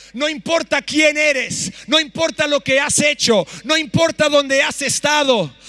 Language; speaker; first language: Spanish; early bilingual, other home language; English